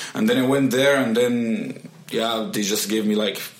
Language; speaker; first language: English; non-native, fluent; Arabic